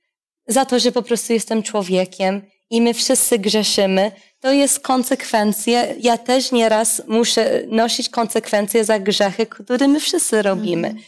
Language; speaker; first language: Polish; non-native, fluent; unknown